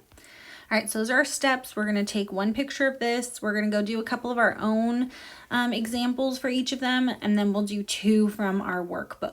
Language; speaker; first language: English; native; English